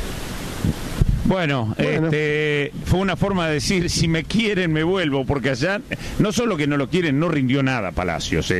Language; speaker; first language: Spanish; native; Spanish